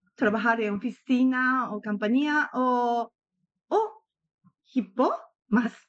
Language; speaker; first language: Spanish; non-native, learner; Japanese